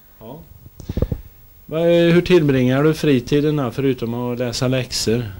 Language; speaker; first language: Swedish; native; Swedish